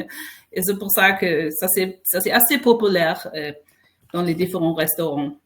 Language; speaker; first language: French; non-native, fluent; Faroese